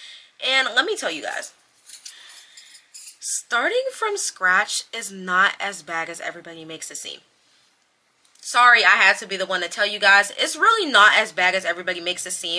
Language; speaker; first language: English; native; English